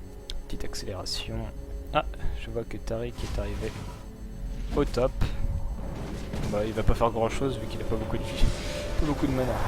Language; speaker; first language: French; native; French